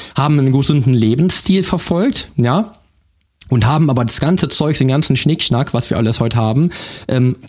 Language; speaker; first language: German; native; German